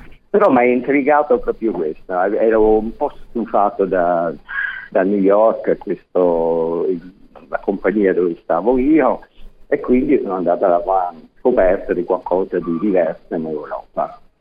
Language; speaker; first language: Italian; non-native, fluent; English